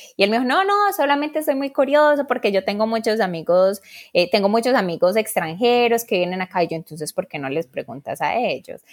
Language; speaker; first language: Spanish; native; Spanish